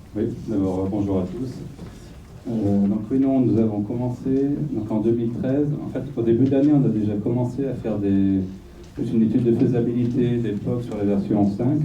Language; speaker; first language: French; native; French